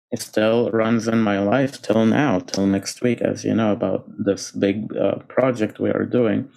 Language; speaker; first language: English; non-native, fluent; Arabic